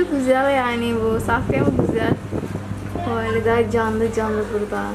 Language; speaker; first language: Turkish; non-native, learner; Indonesian